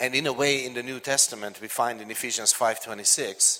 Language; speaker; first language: English; non-native, fluent; Hungarian